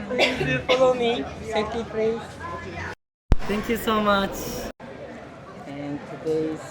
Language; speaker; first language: English; non-native, learner; Japanese